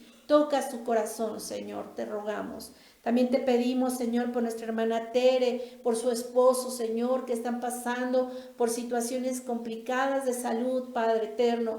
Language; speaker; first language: Spanish; native; Spanish